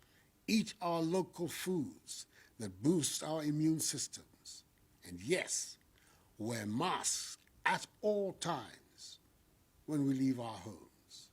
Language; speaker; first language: English; non-native, local second language; Akan